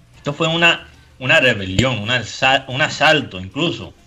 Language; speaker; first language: Spanish; early bilingual, heritage; Spanish